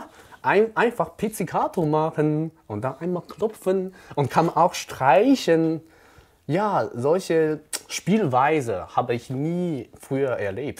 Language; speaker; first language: German; non-native, learner; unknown